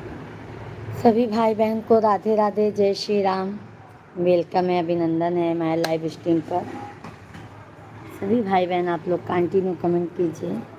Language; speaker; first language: Hindi; non-native, local second language; Bhojpuri